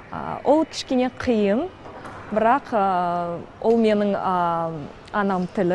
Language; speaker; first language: Kazakh; non-native, local second language; Russian